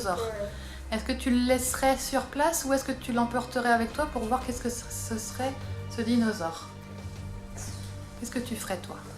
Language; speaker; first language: French; native; French